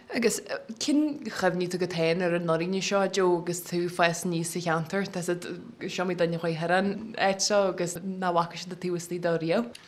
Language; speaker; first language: Irish; native; Irish